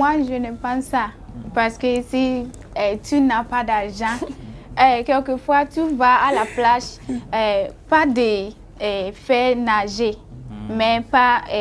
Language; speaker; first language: French; non-native, learner; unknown